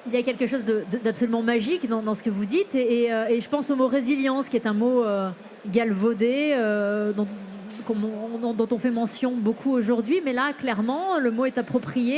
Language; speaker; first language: French; native; French